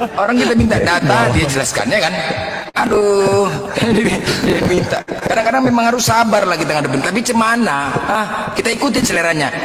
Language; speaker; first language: Indonesian; native; Indonesian